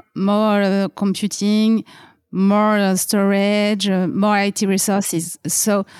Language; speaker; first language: English; non-native, fluent; French